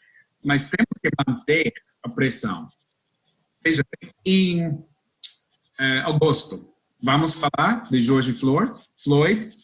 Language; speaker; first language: Portuguese; non-native, fluent; English